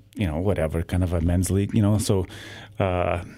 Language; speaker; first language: English; non-native, fluent; Lithuanian